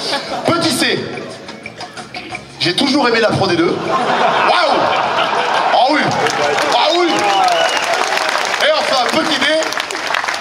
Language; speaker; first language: French; native; French